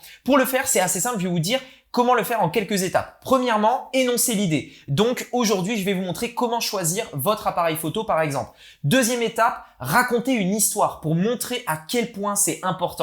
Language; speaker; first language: French; native; French